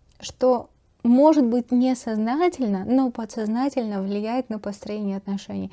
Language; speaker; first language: Russian; native; Russian